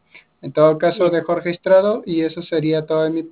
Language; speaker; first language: Spanish; native; Spanish